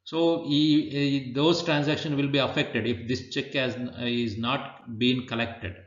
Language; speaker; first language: English; non-native, local second language; Kannada